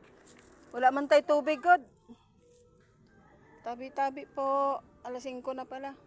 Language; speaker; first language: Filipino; non-native, local second language; Cebuano